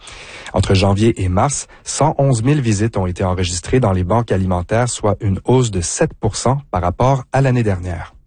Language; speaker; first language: French; native; French